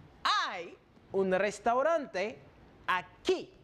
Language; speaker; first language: Spanish; non-native, fluent; French